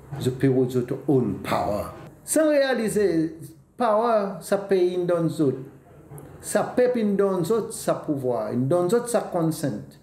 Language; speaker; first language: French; non-native, local second language; Seselwa Creole French